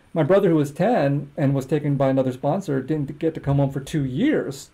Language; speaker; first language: English; native; English